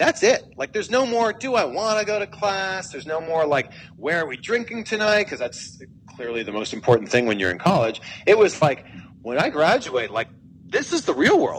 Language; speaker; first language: English; native; English